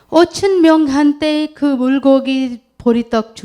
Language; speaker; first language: Korean; non-native, learner; Urdu